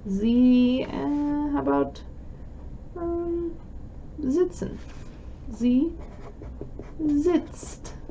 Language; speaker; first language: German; non-native, fluent; English